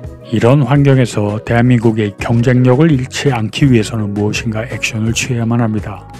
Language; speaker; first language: Korean; native; Korean